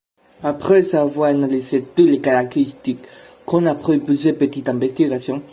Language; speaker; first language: French; non-native, learner; Spanish